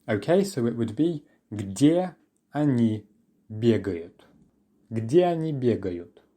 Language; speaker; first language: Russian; non-native, fluent; English